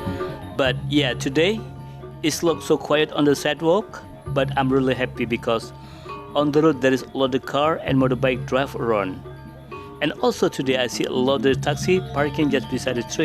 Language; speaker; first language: English; non-native, local second language; Indonesian